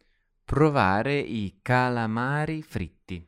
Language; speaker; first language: Italian; non-native, learner; English